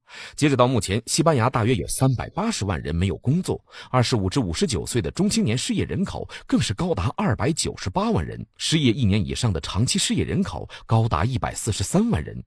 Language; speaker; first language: Chinese; native; Chinese